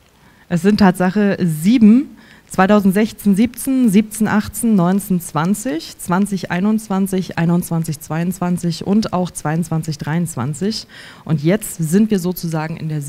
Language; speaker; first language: German; native; German